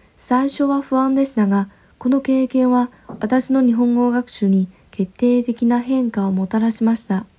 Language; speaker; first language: Japanese; non-native, fluent; Chinese